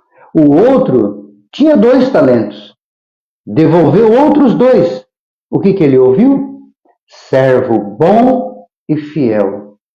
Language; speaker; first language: Portuguese; native; Portuguese